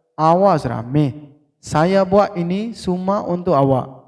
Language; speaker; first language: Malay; non-native, fluent; Burmese